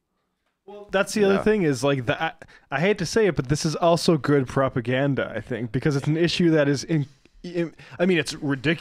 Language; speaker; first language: English; native; English